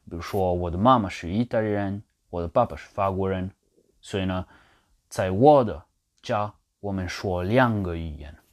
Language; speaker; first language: Chinese; non-native, learner; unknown